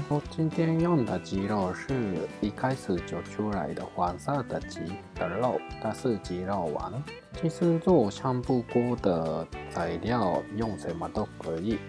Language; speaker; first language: Chinese; non-native, fluent; Japanese